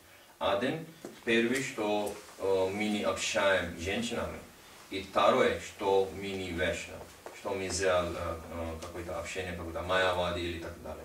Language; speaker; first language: Russian; non-native, learner; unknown